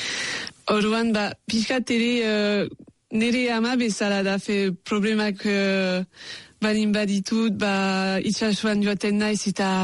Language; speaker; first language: Basque; non-native, local second language; French